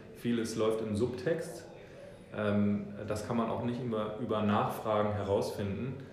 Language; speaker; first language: German; early bilingual, other home language; English